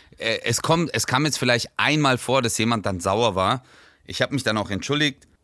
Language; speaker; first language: German; early bilingual, other home language; Turkish